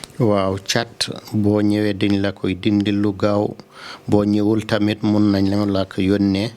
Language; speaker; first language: Wolof; non-native, local second language; Fula